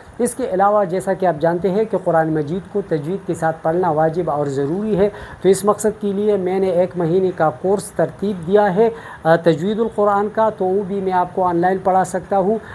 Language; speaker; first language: Urdu; non-native, local second language; Pashto